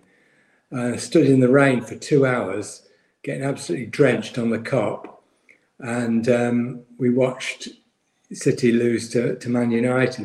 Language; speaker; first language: English; native; English